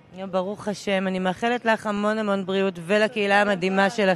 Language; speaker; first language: Hebrew; native; Hebrew